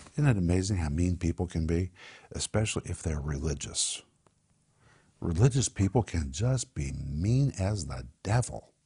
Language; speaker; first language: English; native; English